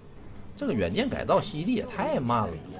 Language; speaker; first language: Chinese; native; Chinese